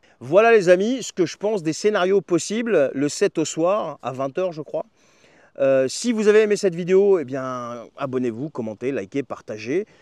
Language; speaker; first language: French; native; French